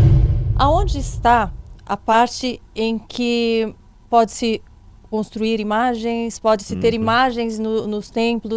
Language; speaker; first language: Portuguese; native; Portuguese